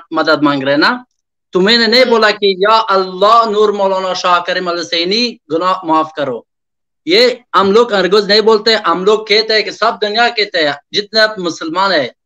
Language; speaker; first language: Urdu; non-native, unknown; Persian